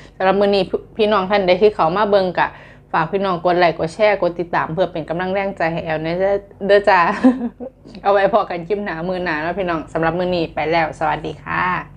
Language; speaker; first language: Thai; native; Thai